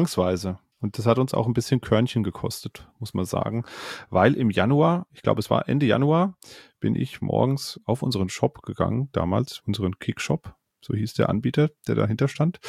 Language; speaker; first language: German; native; German